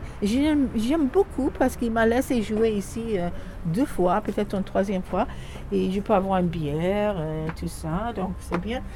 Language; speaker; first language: French; non-native, fluent; English